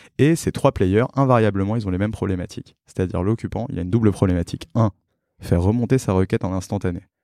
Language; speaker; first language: French; native; French